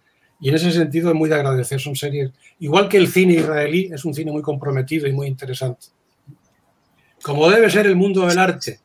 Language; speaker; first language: Spanish; native; Spanish